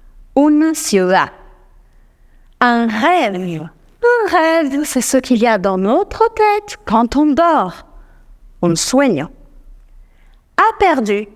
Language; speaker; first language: French; non-native, fluent; Spanish